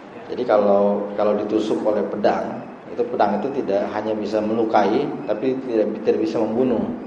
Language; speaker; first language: Indonesian; native; Indonesian